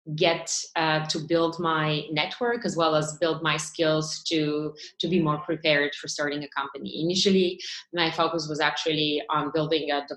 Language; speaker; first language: English; non-native, fluent; Bulgarian